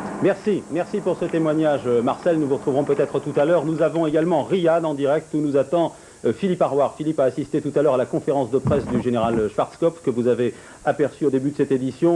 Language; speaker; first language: French; native; French